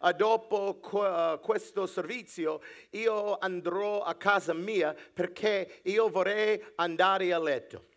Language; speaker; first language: Italian; non-native, learner; English